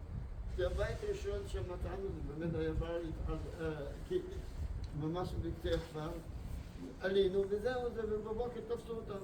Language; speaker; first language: Hebrew; non-native, fluent; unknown